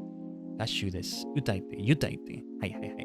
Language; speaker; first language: Japanese; non-native, learner; English